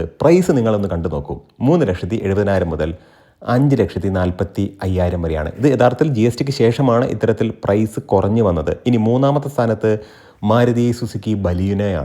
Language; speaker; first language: Malayalam; native; Malayalam